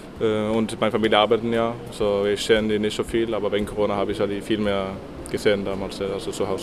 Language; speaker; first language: German; non-native, fluent; Norwegian